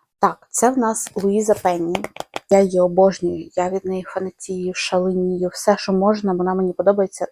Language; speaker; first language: Ukrainian; non-native, local second language; Russian